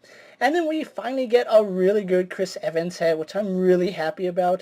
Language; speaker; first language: English; native; English